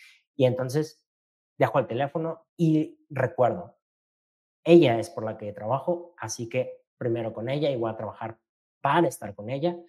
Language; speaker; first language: Spanish; native; Spanish